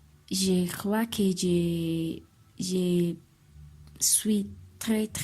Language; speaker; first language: French; non-native, learner; Spanish